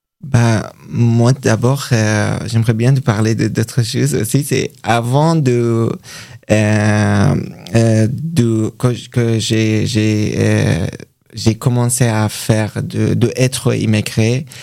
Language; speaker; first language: French; non-native, learner; Persian